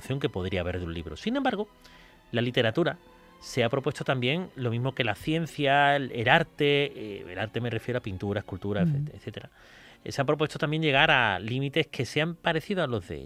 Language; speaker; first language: Spanish; native; Spanish